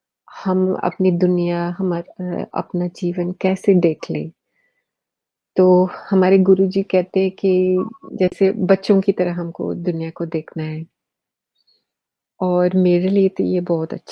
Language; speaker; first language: Hindi; early bilingual, heritage; English